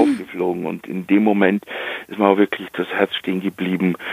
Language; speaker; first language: German; early bilingual, heritage; Slovak